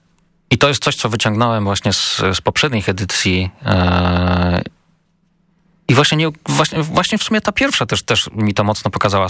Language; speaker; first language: Polish; native; Polish